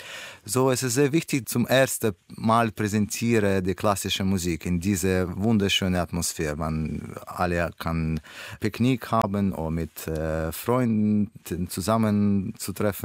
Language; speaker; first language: German; non-native, learner; Russian